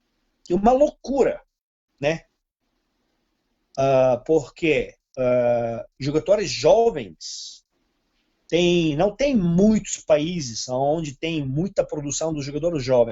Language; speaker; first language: Portuguese; non-native, fluent; Serbian